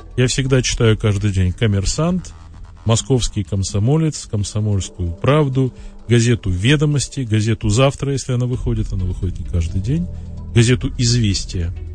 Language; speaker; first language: Russian; native; Russian